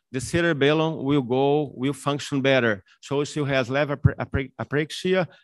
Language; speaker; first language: English; non-native, fluent; Portuguese